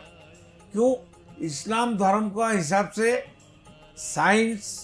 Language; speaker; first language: Hindi; non-native, local second language; Bangla